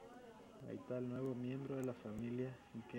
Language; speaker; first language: Spanish; native; Spanish